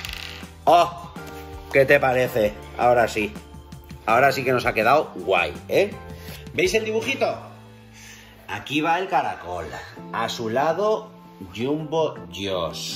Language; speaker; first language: Spanish; native; Spanish